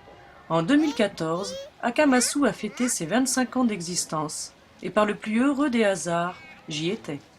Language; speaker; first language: French; native; French